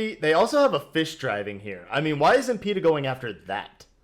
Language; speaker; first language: English; native; English